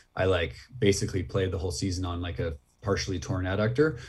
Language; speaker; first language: English; native; English